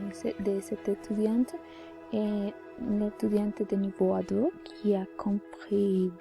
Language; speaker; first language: French; non-native, learner; Spanish